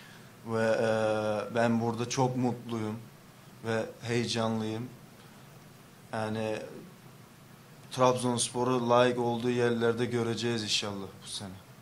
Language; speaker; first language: Turkish; early bilingual, heritage; English